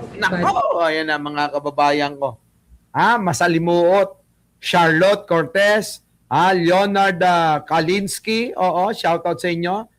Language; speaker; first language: Filipino; non-native, local second language; Iloko